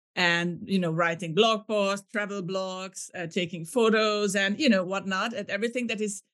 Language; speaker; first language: English; non-native, fluent; Hungarian